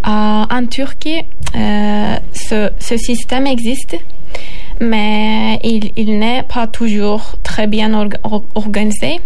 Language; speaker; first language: French; non-native, learner; Turkish